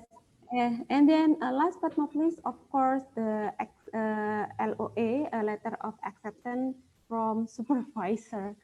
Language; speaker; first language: English; non-native, fluent; Indonesian